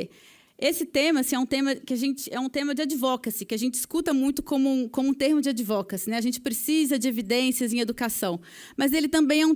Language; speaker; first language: Portuguese; native; Portuguese